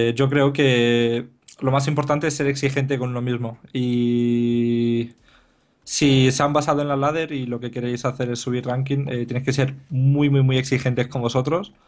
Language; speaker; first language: Spanish; non-native, fluent; Bulgarian